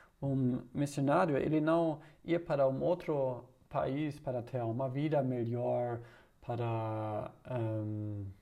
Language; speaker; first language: Portuguese; non-native, learner; German